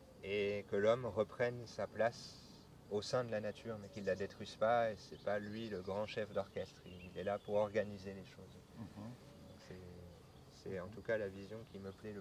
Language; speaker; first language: French; native; French